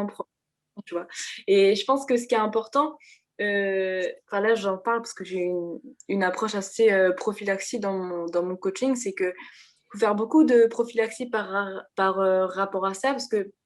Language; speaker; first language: French; native; French